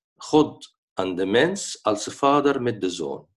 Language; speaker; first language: Dutch; non-native, learner; Arabic